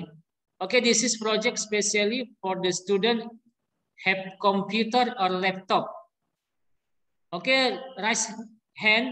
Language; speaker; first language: English; non-native, learner; Indonesian